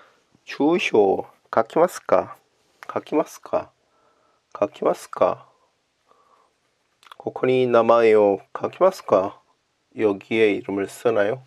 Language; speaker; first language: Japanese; non-native, learner; Korean